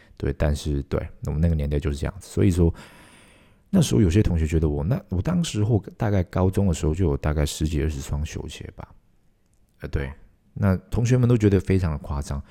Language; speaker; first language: Chinese; non-native, local second language; Cantonese